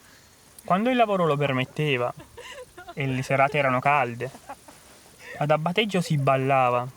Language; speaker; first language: Italian; native; Italian